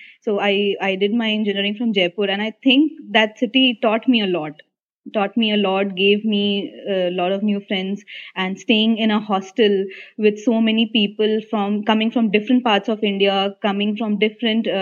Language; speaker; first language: English; non-native, local second language; Hindi